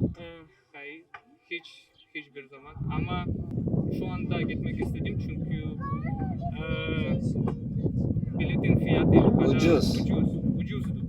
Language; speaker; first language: Turkish; non-native, learner; Armenian